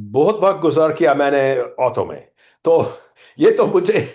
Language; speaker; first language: Hindi; non-native, learner; English